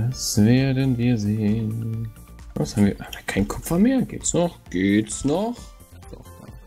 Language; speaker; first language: German; native; German